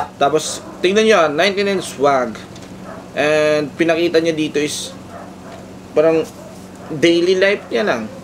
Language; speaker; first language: Filipino; non-native, local second language; Cebuano